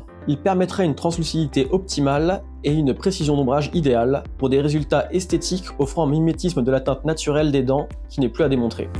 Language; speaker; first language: French; native; French